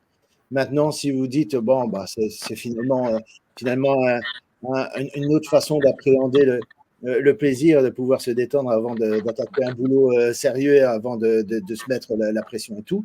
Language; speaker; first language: French; native; French